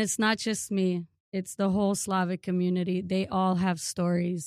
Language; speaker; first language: English; early bilingual, other home language; Ukrainian